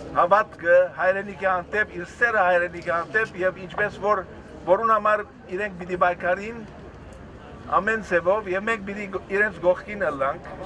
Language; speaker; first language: Armenian; early bilingual, heritage; Armenian